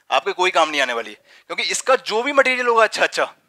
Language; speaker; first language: Hindi; native; Hindi